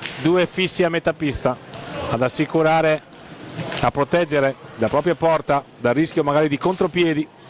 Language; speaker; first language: Italian; native; Italian